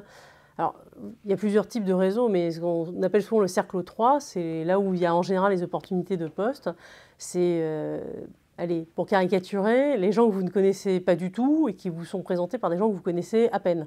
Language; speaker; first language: French; native; French